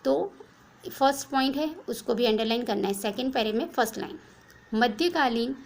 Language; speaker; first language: Hindi; non-native, local second language; Gujarati